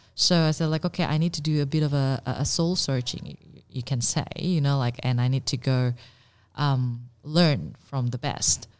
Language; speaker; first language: English; non-native, fluent; Indonesian